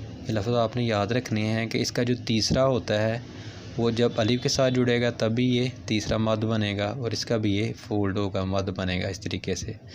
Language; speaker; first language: Urdu; non-native, local second language; Punjabi